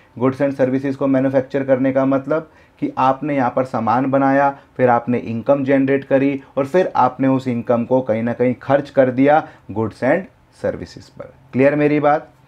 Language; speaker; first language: Hindi; native; Hindi